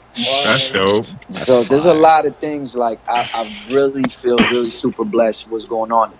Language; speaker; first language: English; native; English